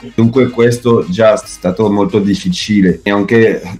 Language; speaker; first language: Italian; non-native, fluent; French